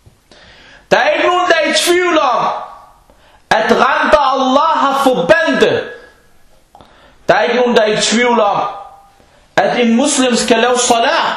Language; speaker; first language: Danish; non-native, local second language; Arabic